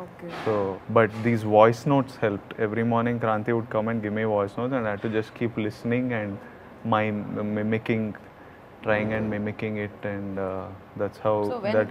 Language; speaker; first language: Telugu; native; Telugu